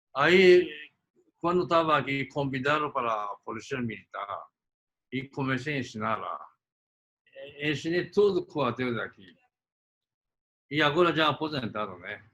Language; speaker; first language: Portuguese; early bilingual, other home language; Japanese